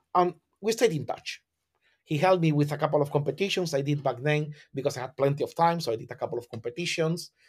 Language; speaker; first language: English; non-native, fluent; Spanish